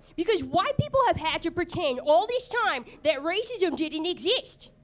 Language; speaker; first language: English; native; English